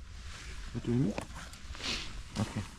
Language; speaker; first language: English; non-native, learner; German